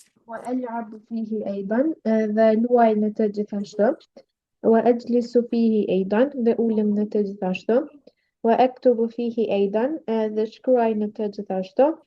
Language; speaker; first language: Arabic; non-native, learner; Albanian